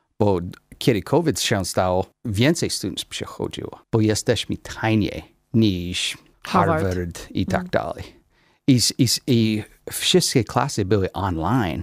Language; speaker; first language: Polish; non-native, learner; English